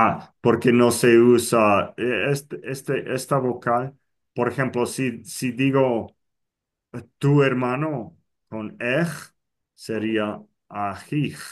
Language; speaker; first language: Spanish; non-native, fluent; English